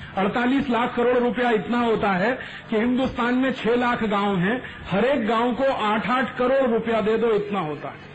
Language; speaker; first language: Hindi; native; Hindi